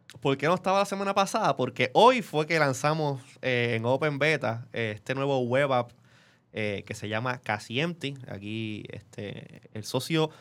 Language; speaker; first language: Spanish; native; Spanish